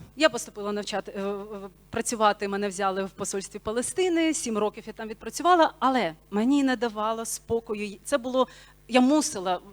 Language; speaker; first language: Ukrainian; non-native, local second language; Bulgarian